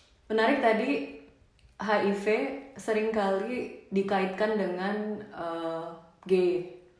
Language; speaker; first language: Indonesian; native; Indonesian